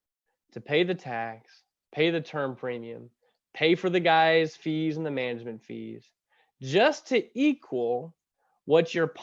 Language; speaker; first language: English; native; English